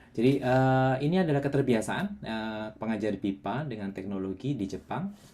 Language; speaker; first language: Indonesian; non-native, local second language; Javanese